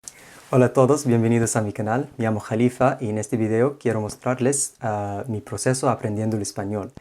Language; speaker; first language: Spanish; non-native, fluent; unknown